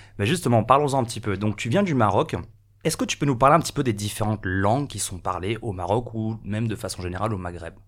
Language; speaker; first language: French; native; French